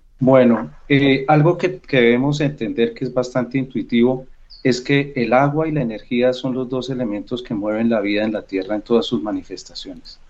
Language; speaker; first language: Spanish; native; Spanish